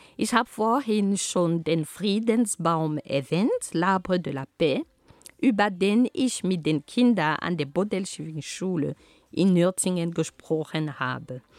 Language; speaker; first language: German; non-native, fluent; Ghomala